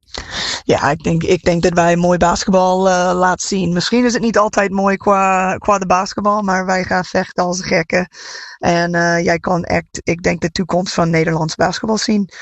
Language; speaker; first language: Dutch; non-native, fluent; English